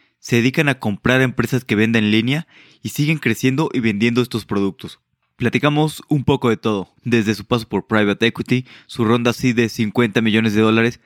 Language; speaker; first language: Spanish; native; Spanish